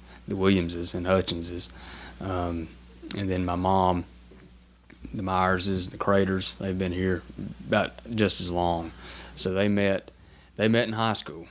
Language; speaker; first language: English; native; English